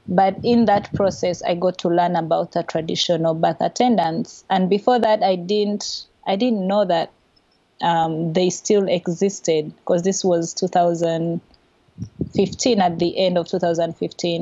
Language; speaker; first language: English; non-native, local second language; Ganda